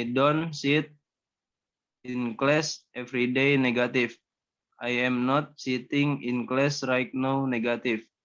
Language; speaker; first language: English; non-native, learner; Indonesian